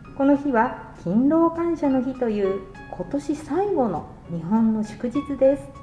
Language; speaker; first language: Japanese; native; Japanese